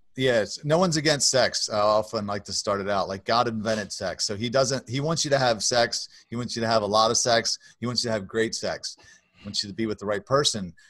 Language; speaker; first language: English; native; English